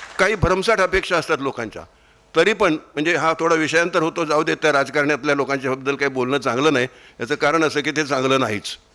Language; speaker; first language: Marathi; native; Marathi